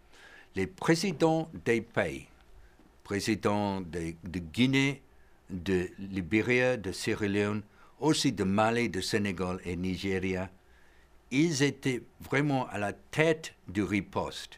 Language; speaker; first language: French; non-native, fluent; English